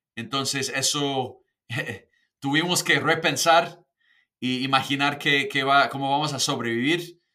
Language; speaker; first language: Spanish; non-native, fluent; English